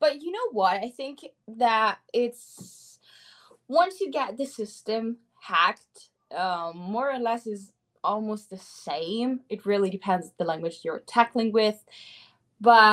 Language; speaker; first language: English; non-native, fluent; Italian